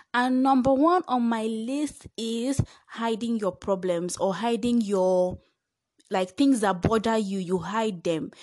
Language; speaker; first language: English; non-native, local second language; Igbo